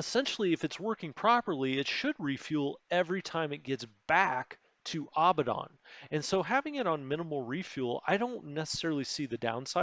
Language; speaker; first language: English; native; English